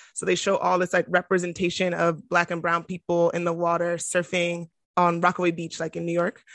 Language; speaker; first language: English; native; English